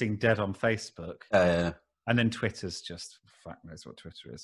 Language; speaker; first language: English; native; English